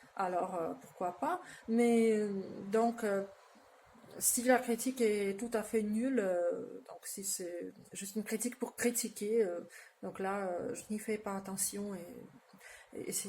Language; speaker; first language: French; non-native, fluent; Russian